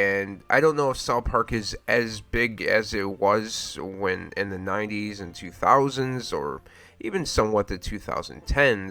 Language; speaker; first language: English; native; English